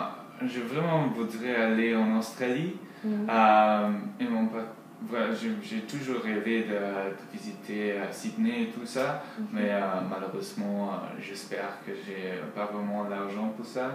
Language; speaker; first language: French; non-native, learner; English